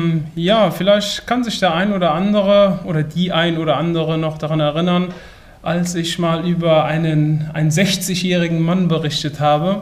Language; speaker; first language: German; native; German